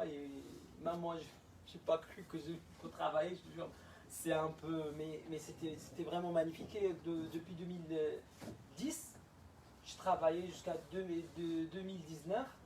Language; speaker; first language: French; non-native, fluent; Arabic